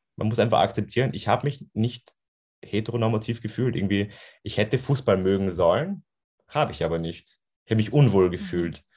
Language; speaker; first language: German; native; German